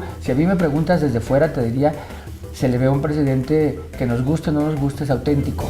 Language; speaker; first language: Spanish; native; Spanish